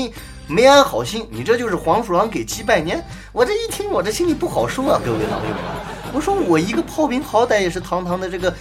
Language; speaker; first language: Chinese; native; Chinese